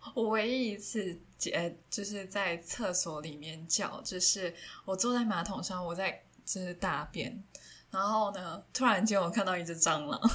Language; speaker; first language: Chinese; non-native, local second language; Cantonese